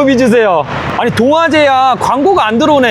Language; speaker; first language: Korean; native; Korean